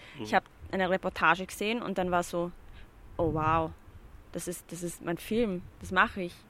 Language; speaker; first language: German; early bilingual, other home language; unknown